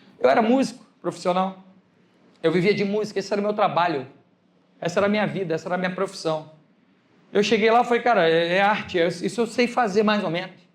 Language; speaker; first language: Portuguese; native; Portuguese